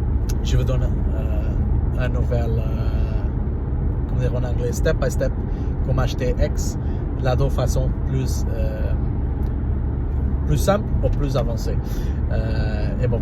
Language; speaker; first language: French; non-native, learner; Portuguese